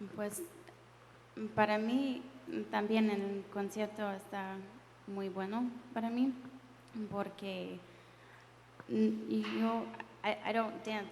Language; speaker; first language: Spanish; non-native, learner; English